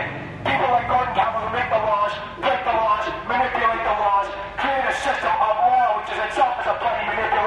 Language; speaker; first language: English; native; English